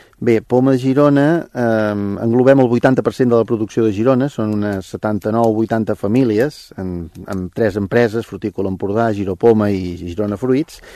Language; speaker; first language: Catalan; native; Catalan